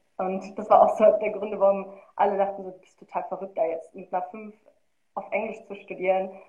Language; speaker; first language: German; early bilingual, other home language; Arabic